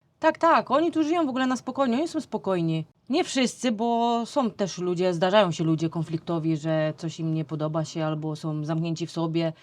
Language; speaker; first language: Polish; native; Polish